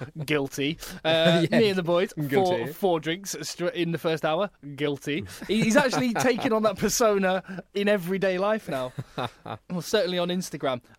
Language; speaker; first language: English; native; English